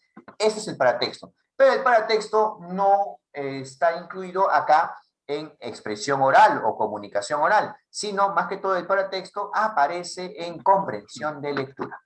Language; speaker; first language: Spanish; native; Spanish